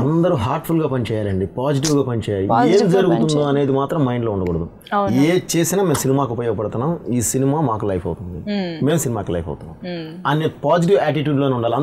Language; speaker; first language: Telugu; native; Telugu